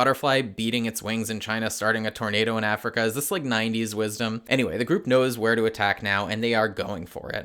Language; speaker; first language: English; native; English